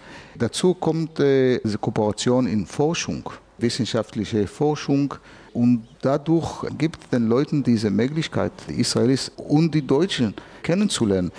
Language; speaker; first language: German; non-native, fluent; Hebrew